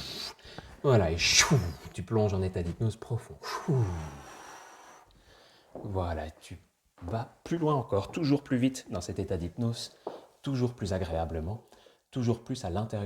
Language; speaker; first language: French; native; French